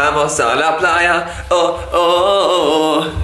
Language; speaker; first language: Spanish; non-native, learner; German